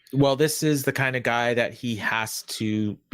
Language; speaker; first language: English; native; English